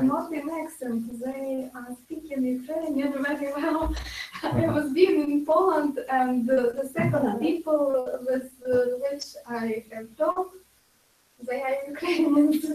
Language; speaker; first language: English; non-native, learner; Ukrainian